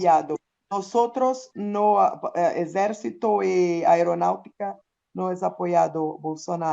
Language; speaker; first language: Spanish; non-native, learner; Portuguese